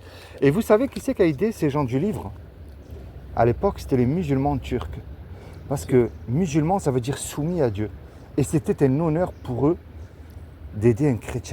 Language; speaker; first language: French; native; French